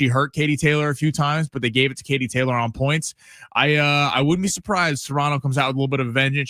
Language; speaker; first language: English; native; English